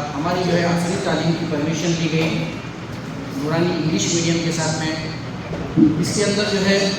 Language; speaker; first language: Urdu; native; Urdu